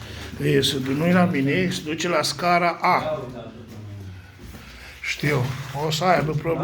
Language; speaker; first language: Romanian; native; Romanian